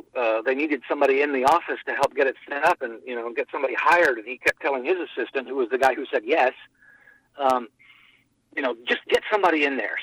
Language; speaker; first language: English; native; English